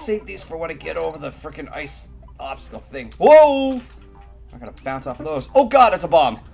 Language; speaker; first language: English; native; English